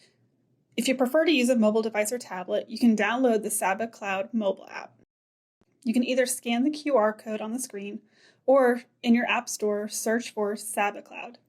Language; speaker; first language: English; native; English